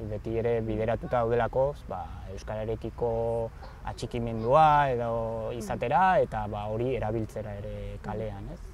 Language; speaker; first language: Basque; non-native, local second language; Spanish